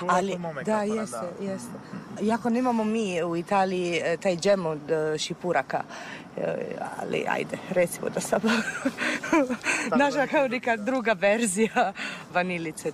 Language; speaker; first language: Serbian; non-native, fluent; Italian